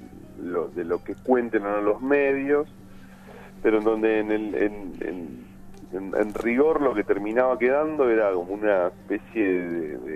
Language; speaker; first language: Spanish; native; Spanish